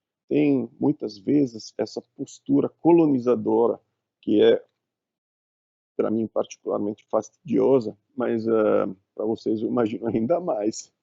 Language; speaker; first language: Portuguese; non-native, fluent; Italian